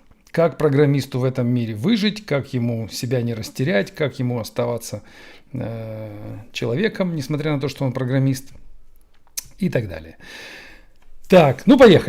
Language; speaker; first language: Russian; native; Russian